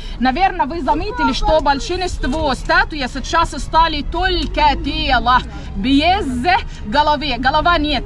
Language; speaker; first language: Russian; non-native, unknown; Arabic